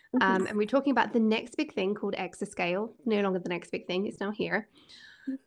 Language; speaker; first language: English; native; English